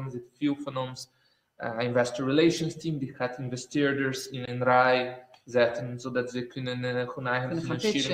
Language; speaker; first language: Dutch; non-native, fluent; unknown